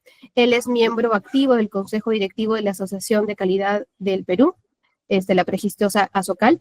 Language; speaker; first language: Spanish; native; Spanish